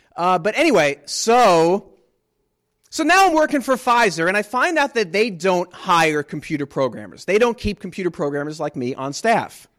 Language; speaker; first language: English; native; English